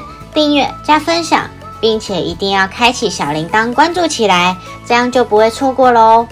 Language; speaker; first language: Chinese; native; Chinese